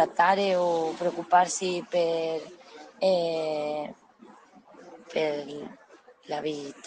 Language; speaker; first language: Italian; non-native, learner; Spanish